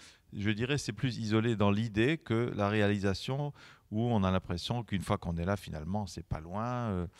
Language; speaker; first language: French; native; French